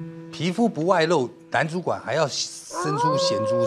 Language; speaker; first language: Chinese; native; Chinese